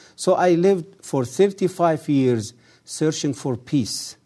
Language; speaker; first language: English; early bilingual, other home language; Arabic